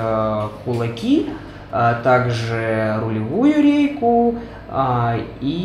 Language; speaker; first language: Russian; non-native, local second language; Ukrainian